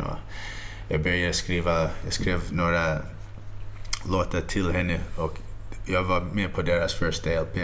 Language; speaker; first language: Swedish; early bilingual, heritage; Swedish